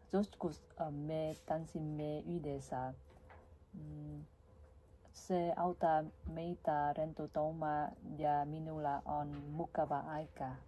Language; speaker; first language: Finnish; non-native, learner; Vietnamese